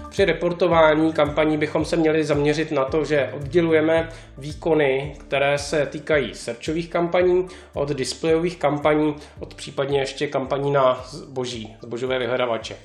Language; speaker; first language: Czech; native; Czech